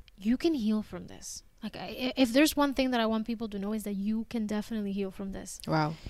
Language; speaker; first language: English; early bilingual, other home language; Spanish